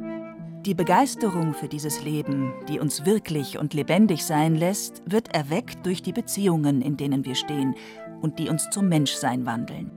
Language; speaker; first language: German; native; German